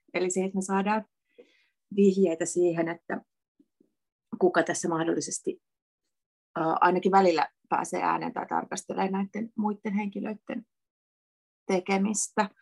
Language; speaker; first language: Finnish; native; Finnish